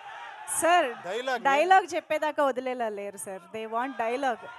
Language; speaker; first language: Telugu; native; Telugu